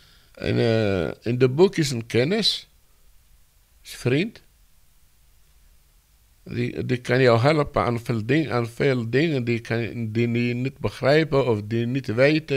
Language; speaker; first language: Dutch; non-native, learner; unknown